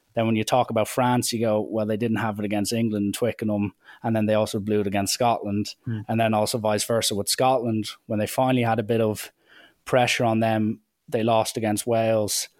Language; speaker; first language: English; native; English